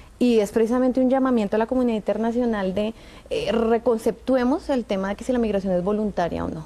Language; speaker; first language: Spanish; native; Spanish